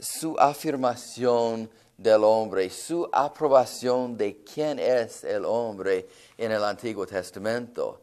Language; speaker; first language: Spanish; non-native, fluent; English